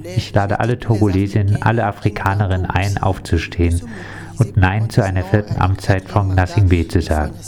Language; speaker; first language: German; non-native, fluent; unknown